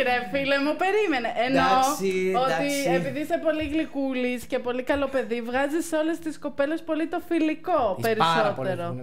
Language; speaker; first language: Greek; native; Greek